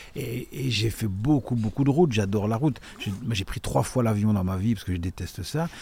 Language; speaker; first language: French; native; French